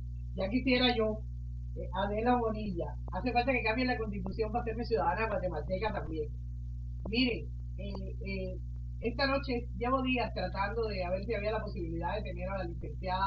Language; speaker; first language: Spanish; native; Spanish